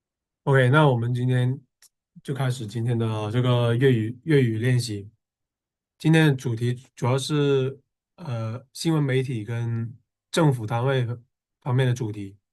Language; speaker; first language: Chinese; native; Chinese